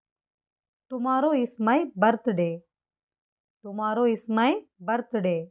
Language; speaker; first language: English; non-native, local second language; Tamil